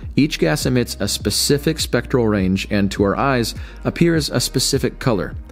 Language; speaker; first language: English; native; English